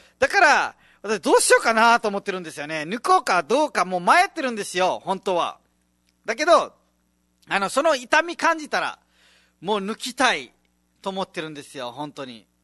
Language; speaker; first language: Japanese; non-native, fluent; Nepali